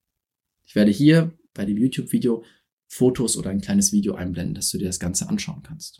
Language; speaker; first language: German; native; German